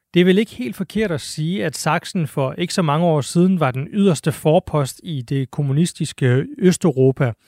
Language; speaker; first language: Danish; native; Danish